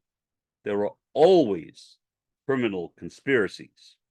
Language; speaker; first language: English; native; English